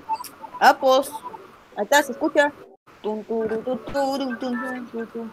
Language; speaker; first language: Spanish; native; Spanish